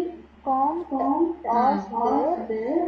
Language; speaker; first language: German; non-native, learner; Tamil